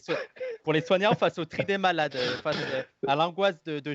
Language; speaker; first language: French; native; French